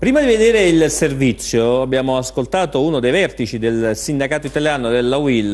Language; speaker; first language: Italian; native; Italian